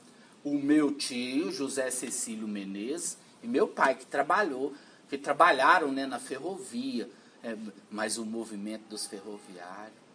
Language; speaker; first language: Portuguese; native; Portuguese